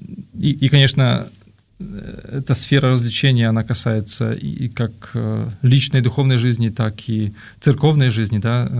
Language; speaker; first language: Russian; native; Russian